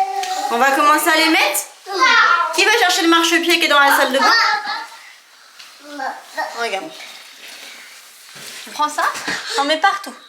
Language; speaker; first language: French; native; French